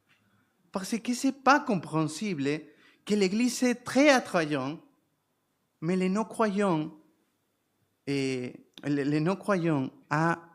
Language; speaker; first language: French; non-native, fluent; Spanish